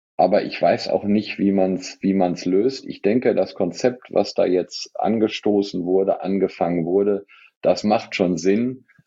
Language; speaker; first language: German; native; German